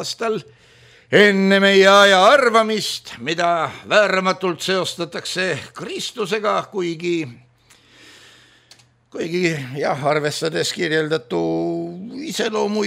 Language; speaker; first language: Estonian; native; Estonian